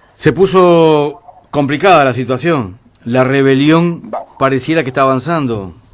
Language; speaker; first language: Spanish; native; Spanish